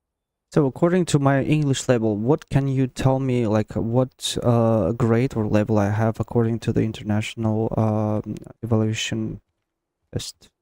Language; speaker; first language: English; non-native, fluent; Russian